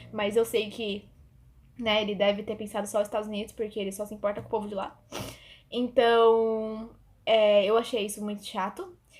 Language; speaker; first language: Portuguese; native; Portuguese